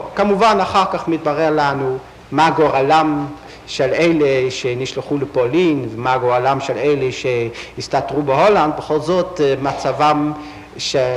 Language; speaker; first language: Hebrew; non-native, fluent; Dutch